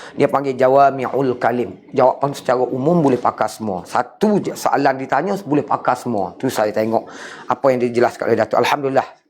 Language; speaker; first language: Malay; native; Malay